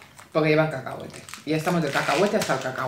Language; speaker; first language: Spanish; native; Spanish